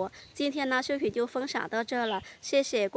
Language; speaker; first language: Chinese; non-native, fluent; Lao